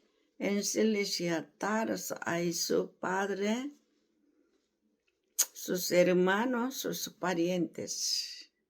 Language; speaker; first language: Spanish; non-native, learner; Korean